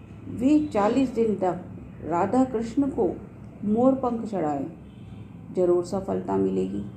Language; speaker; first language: Hindi; native; Hindi